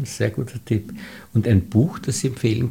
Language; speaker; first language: German; native; German